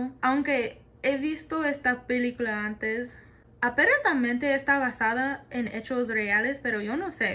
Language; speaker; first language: Spanish; non-native, learner; English